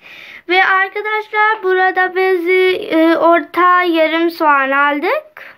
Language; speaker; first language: Turkish; non-native, learner; Urdu